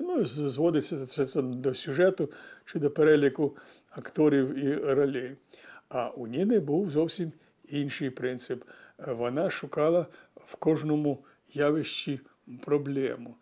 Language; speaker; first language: Ukrainian; native; Ukrainian